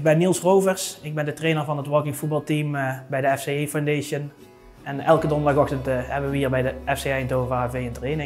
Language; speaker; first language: Dutch; native; Dutch